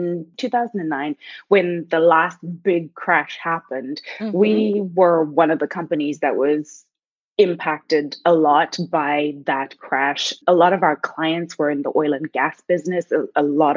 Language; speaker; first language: English; non-native, local second language; Shona